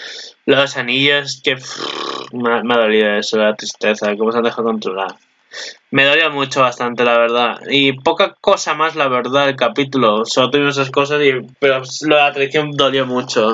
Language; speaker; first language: Spanish; native; Spanish